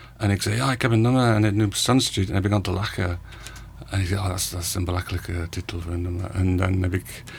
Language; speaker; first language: Dutch; non-native, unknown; English